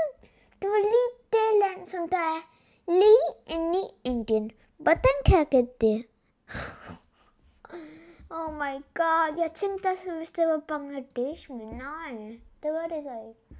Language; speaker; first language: Danish; early bilingual, other home language; Spanish